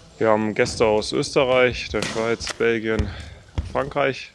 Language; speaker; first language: German; native; German